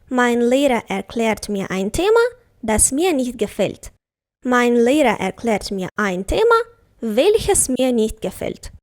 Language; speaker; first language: German; non-native, fluent; Ukrainian